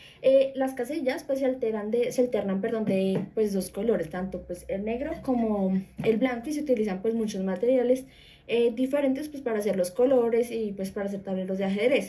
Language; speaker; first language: Spanish; native; Spanish